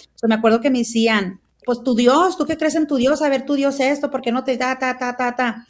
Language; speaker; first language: Spanish; early bilingual, heritage; Spanish